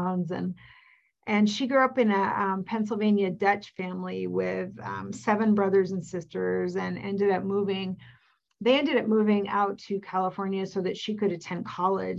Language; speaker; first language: English; native; English